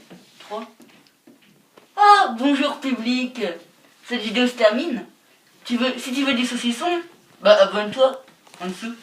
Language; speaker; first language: French; native; French